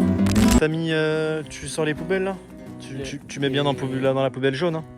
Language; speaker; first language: French; native; French